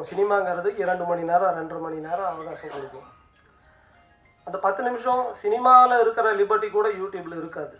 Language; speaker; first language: Tamil; native; Tamil